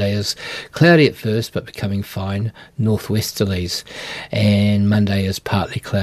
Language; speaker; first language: English; native; English